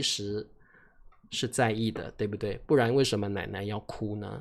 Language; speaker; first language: Chinese; native; Chinese